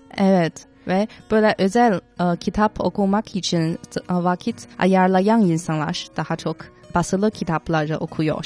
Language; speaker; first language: Turkish; non-native, fluent; Chinese